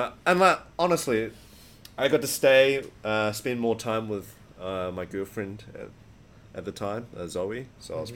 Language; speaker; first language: English; native; English